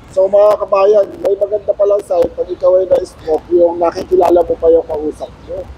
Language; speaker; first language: Filipino; native; Filipino